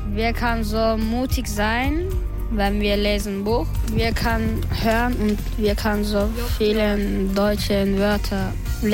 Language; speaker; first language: German; non-native, learner; Turkish